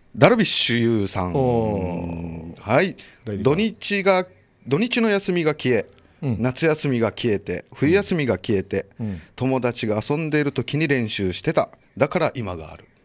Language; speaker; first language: Japanese; native; Japanese